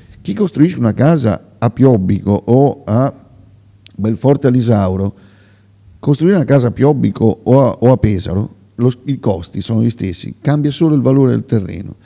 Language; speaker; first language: Italian; native; Italian